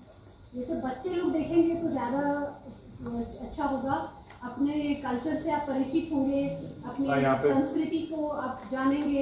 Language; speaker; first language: Hindi; native; Hindi